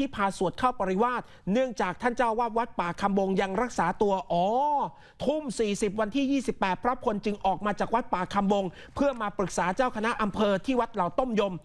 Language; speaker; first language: Thai; native; Thai